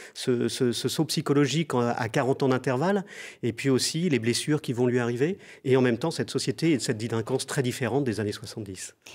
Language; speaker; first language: French; native; French